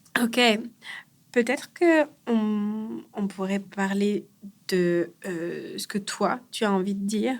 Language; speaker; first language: French; native; French